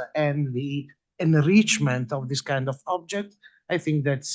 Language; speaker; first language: English; non-native, fluent; Italian